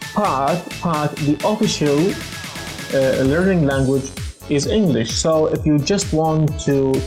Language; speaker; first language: English; non-native, fluent; Arabic